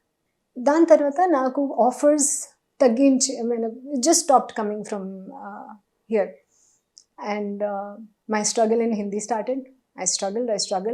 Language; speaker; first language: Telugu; non-native, local second language; Hindi